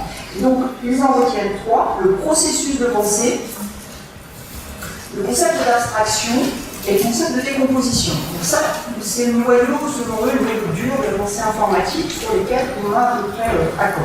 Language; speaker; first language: French; native; French